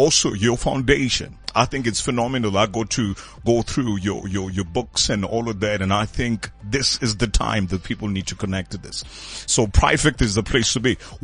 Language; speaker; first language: English; non-native, local second language; Tswana